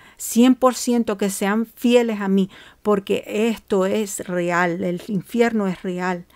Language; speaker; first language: Spanish; early bilingual, heritage; Spanish